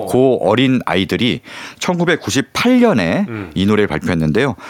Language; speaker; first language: Korean; native; Korean